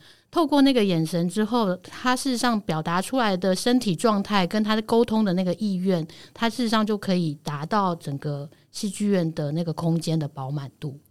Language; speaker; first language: Chinese; native; Chinese